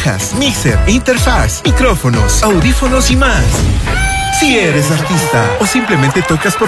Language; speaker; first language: Spanish; native; Spanish